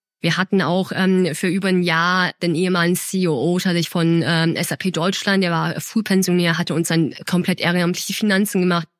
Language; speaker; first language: German; early bilingual, other home language; Chinese